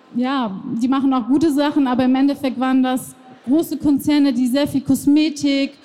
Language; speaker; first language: German; non-native, fluent; Persian